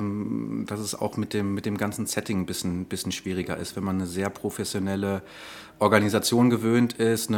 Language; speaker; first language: German; native; German